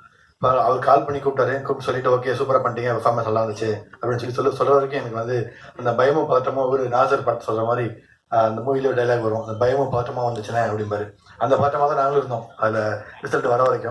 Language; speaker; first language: Tamil; native; Tamil